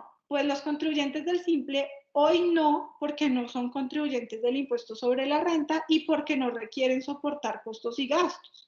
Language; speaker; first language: Spanish; native; Spanish